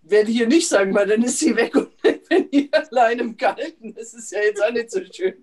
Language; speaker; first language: German; native; German